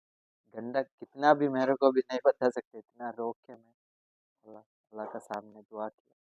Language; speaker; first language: Hindi; non-native, local second language; Malayalam